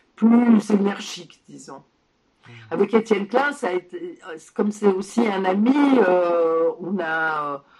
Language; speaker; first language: French; early bilingual, other home language; Polish